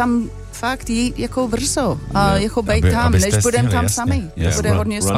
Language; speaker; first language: Czech; non-native, fluent; English